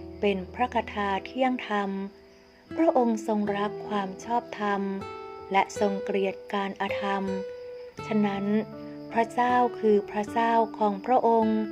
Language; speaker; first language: Thai; native; Thai